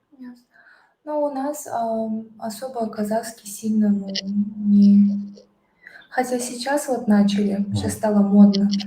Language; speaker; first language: Russian; native; Russian